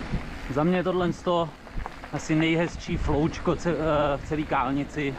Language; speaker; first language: Czech; native; Czech